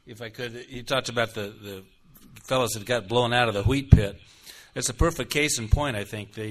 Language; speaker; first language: English; native; English